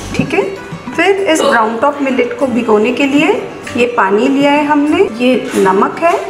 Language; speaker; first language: Hindi; native; Hindi